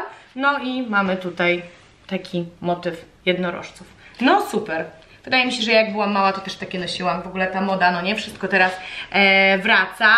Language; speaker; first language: Polish; native; Polish